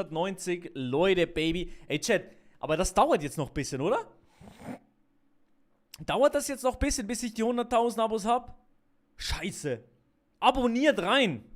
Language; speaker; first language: German; native; German